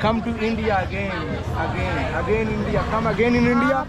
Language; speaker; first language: English; non-native, learner; Hindi